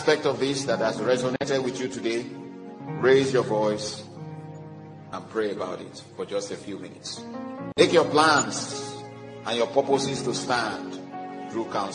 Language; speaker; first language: English; non-native, local second language; Yoruba